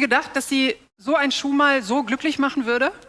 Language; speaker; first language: German; native; German